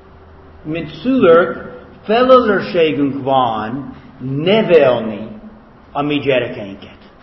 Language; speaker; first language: Hungarian; non-native, fluent; English